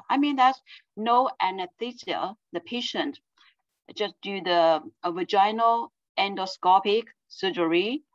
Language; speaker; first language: English; non-native, fluent; Chinese